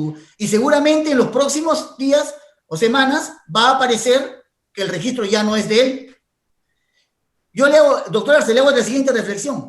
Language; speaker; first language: Spanish; native; Spanish